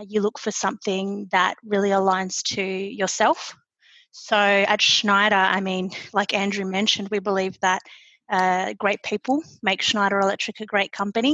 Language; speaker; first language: English; native; English